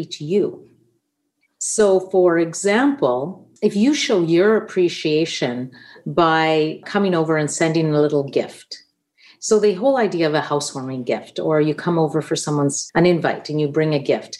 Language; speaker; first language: English; non-native, fluent; Italian